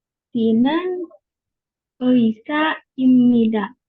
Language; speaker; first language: Korean; non-native, learner; Indonesian